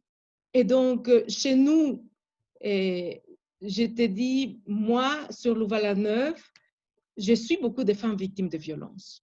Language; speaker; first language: French; non-native, fluent; Spanish